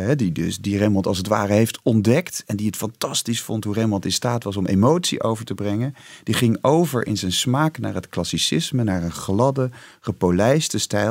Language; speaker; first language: Dutch; native; Dutch